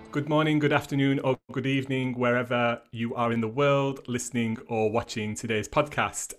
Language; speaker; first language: English; native; English